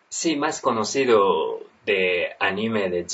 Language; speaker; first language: Spanish; non-native, learner; Japanese